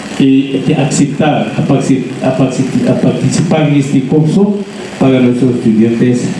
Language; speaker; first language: Spanish; non-native, learner; Arabic